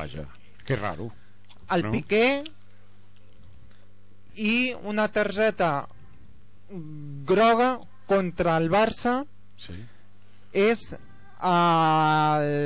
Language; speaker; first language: Catalan; non-native, local second language; Spanish